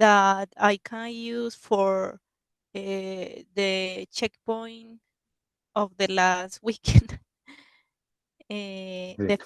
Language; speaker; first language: English; non-native, learner; Spanish